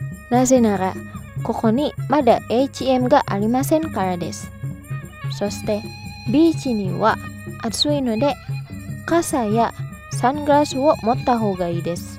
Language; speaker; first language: Japanese; non-native, fluent; Indonesian